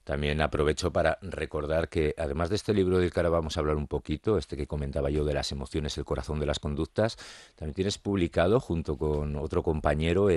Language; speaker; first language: Spanish; native; Spanish